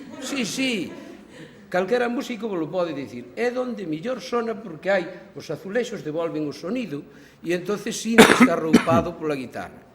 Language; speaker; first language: Galician; native; Galician